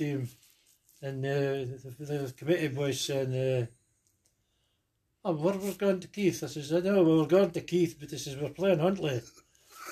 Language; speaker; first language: English; native; English